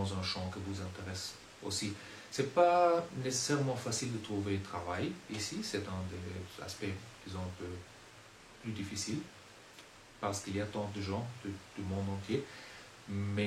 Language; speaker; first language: French; non-native, fluent; German